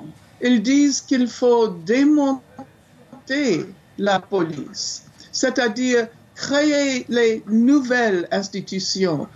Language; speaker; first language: French; non-native, fluent; English